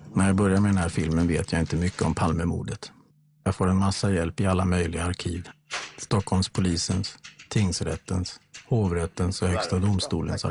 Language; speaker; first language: Swedish; native; Swedish